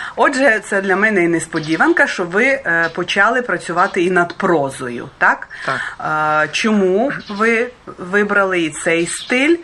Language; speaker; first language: Ukrainian; early bilingual, heritage; Ukrainian